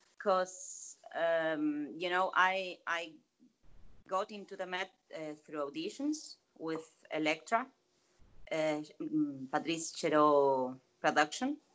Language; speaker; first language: English; non-native, fluent; Spanish